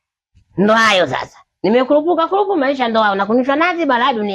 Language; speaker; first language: Swahili; native; Swahili